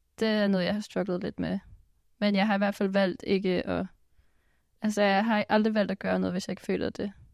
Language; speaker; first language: Danish; native; Danish